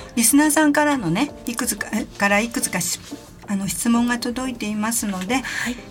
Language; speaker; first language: Japanese; native; Japanese